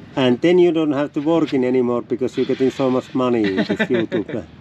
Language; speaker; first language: English; non-native, learner; Finnish